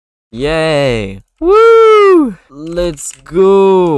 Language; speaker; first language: English; non-native, fluent; French